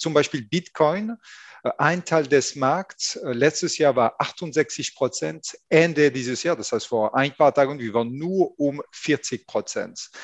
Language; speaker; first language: German; non-native, fluent; French